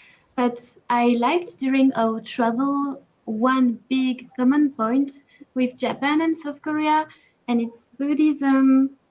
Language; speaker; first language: English; non-native, learner; French